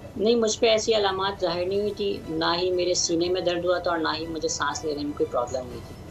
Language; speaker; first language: Urdu; native; Urdu